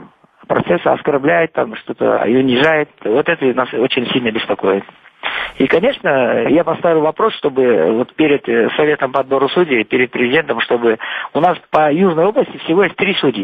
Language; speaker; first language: Russian; non-native, local second language; Kyrgyz